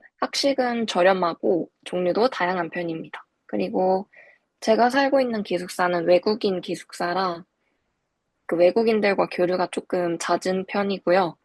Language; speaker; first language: Korean; native; Korean